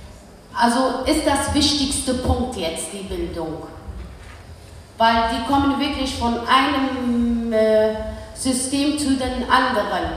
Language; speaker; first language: German; early bilingual, other home language; Kurdish